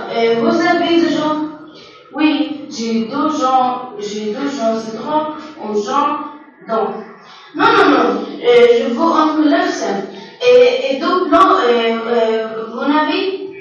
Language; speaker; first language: French; non-native, learner; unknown